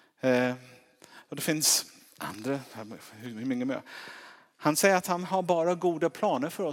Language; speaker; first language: Swedish; non-native, fluent; English